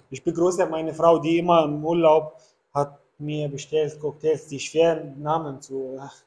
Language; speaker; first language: German; non-native, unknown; Arabic